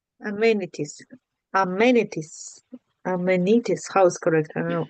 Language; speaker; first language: English; non-native, learner; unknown